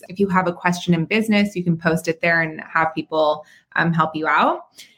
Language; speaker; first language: English; native; English